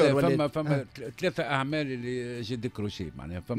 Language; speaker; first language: Arabic; native; Arabic